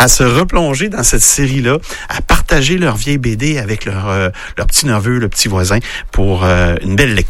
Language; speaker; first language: French; native; French